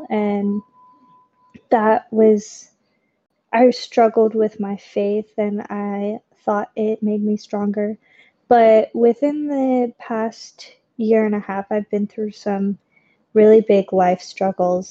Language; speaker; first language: English; native; English